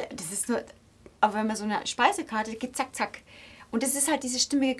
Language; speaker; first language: German; native; German